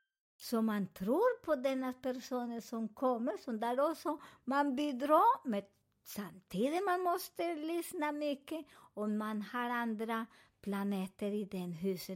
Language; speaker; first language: Swedish; non-native, learner; Spanish